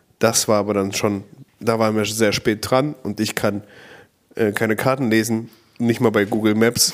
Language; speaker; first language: German; native; German